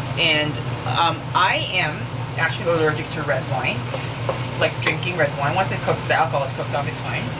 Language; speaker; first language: English; non-native, local second language; Filipino